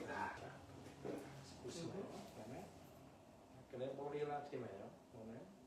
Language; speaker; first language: Czech; non-native, learner; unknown